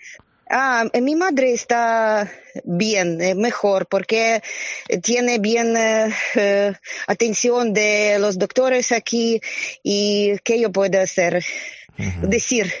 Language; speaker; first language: Spanish; non-native, learner; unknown